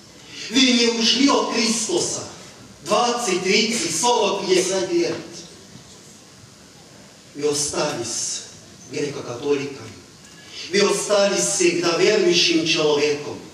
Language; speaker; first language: Ukrainian; non-native, local second language; Hungarian